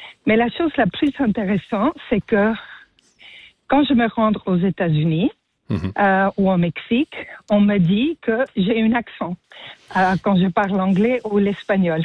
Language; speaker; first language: French; non-native, fluent; Spanish